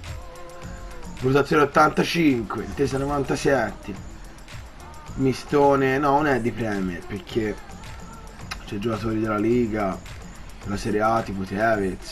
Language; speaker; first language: Italian; native; Italian